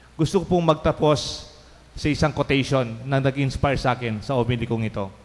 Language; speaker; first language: Filipino; non-native, local second language; Pampanga